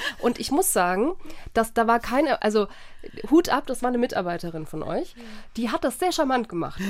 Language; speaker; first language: German; native; German